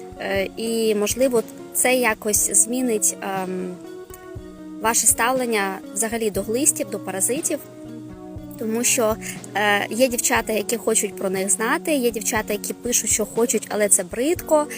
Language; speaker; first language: Ukrainian; non-native, local second language; Russian